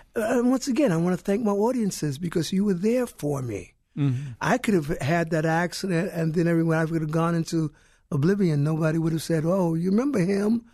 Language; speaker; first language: English; native; English